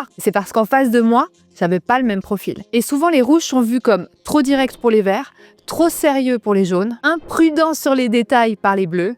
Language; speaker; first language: French; native; French